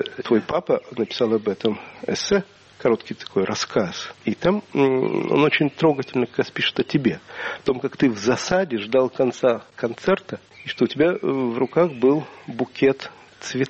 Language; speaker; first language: Russian; native; Russian